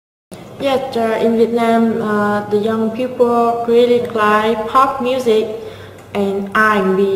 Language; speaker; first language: English; non-native, learner; Vietnamese